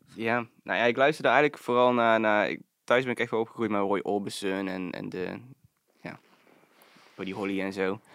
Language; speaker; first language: Dutch; native; Dutch